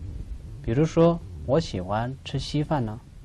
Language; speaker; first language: Chinese; non-native, local second language; Tibetan